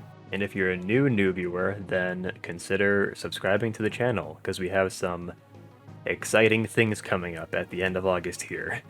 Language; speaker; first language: English; native; English